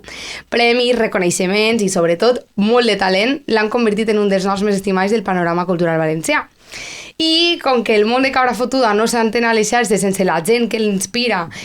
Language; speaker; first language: Catalan; native; Catalan